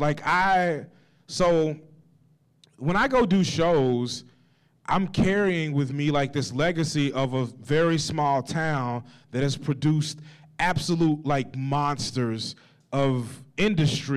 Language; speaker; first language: English; native; English